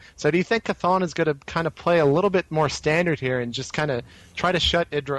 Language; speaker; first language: English; native; English